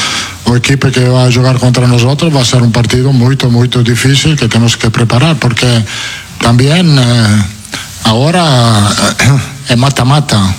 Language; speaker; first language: Portuguese; non-native, fluent; Italian